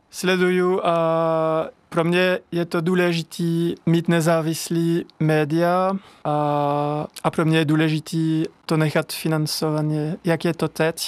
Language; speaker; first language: Czech; non-native, learner; French